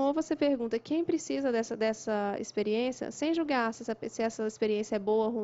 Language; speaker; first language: Portuguese; native; Portuguese